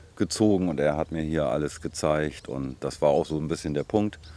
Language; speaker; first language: German; native; German